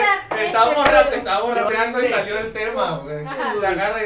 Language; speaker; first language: Spanish; native; Spanish